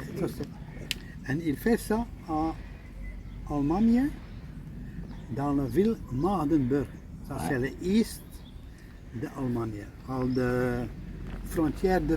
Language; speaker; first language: French; non-native, local second language; Dutch